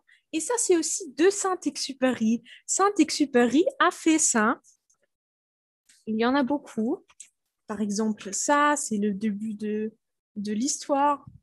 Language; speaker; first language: French; non-native, fluent; German